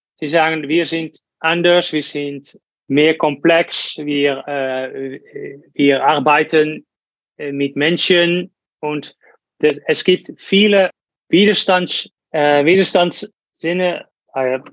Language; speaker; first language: German; non-native, learner; Dutch